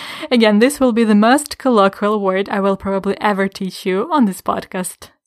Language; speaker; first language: English; non-native, fluent; Ukrainian